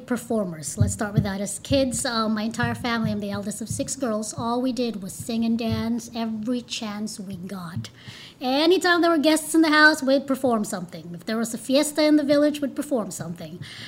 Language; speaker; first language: English; non-native, local second language; Cebuano